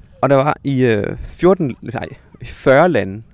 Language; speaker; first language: Danish; native; Danish